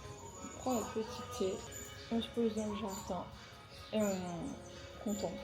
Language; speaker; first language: French; native; French